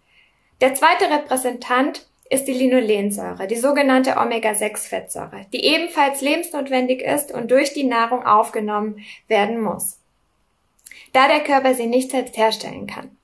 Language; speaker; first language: German; native; German